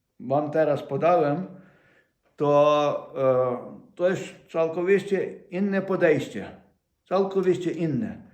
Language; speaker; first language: Polish; non-native, fluent; Ukrainian